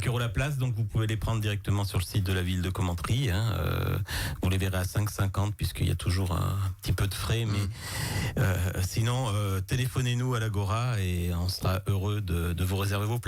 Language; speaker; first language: French; native; French